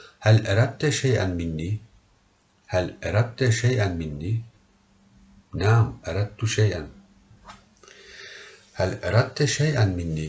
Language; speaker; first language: Arabic; non-native, learner; Turkish